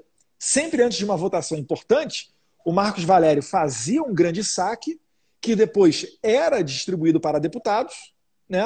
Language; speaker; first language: Portuguese; native; Portuguese